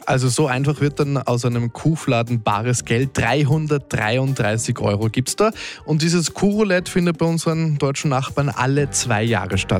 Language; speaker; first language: German; native; German